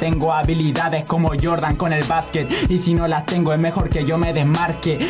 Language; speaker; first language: Spanish; native; Spanish